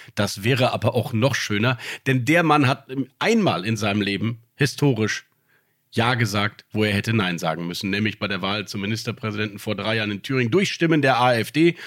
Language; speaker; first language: German; native; German